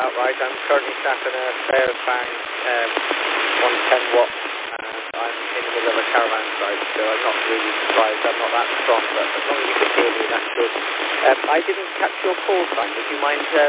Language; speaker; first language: English; native; English